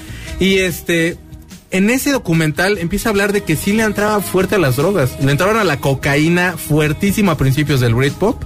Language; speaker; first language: Spanish; native; Spanish